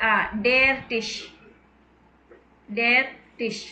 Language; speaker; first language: German; non-native, fluent; Tamil